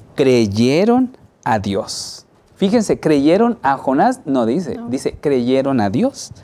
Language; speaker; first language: Spanish; native; Spanish